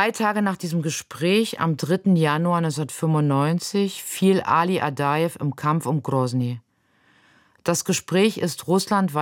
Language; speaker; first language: German; native; German